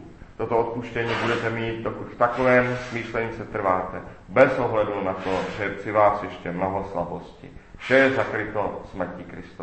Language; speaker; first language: Czech; native; Czech